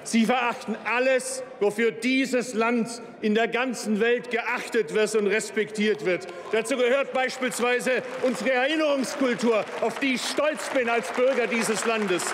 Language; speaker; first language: German; early bilingual, other home language; Turkish